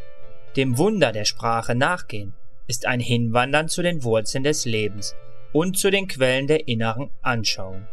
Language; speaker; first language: German; native; German